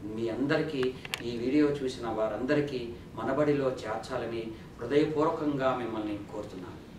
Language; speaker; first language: Telugu; native; Telugu